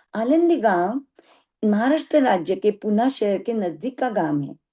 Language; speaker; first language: Hindi; non-native, local second language; Marathi